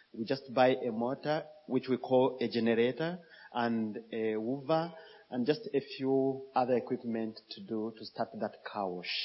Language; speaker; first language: English; non-native, fluent; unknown